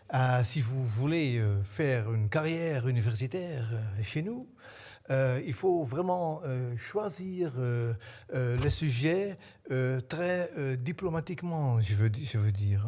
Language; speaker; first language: French; non-native, fluent; Dutch